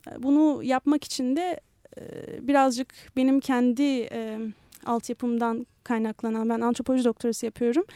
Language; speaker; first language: Turkish; native; Turkish